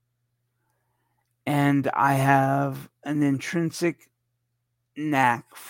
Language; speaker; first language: English; native; English